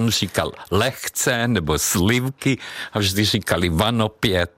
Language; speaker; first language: Czech; non-native, fluent; Hungarian